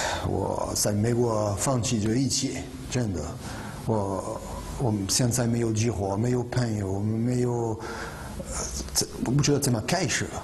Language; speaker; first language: Chinese; non-native, fluent; French